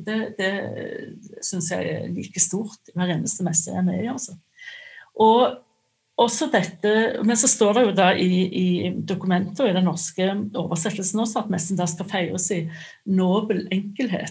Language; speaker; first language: Norwegian; native; Norwegian